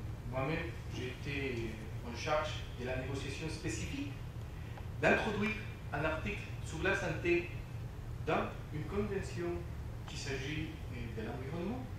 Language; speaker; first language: French; non-native, fluent; Spanish